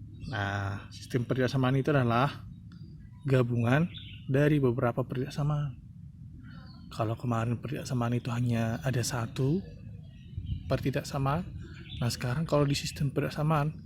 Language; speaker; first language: Indonesian; native; Indonesian